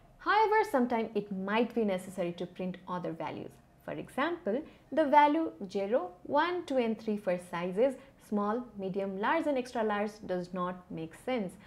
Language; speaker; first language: English; non-native, local second language; Nepali